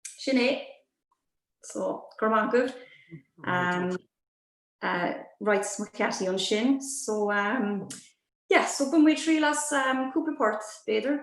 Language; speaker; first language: Irish; native; Irish